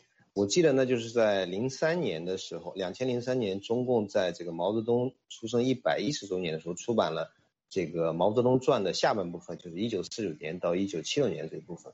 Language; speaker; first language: Chinese; native; Chinese